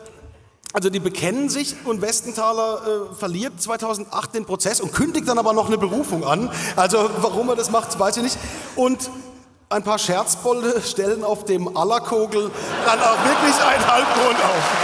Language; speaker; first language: German; native; German